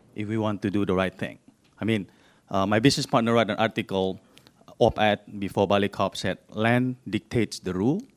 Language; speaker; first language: English; non-native, fluent; Indonesian